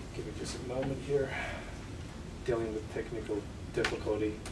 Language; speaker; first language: English; non-native, fluent; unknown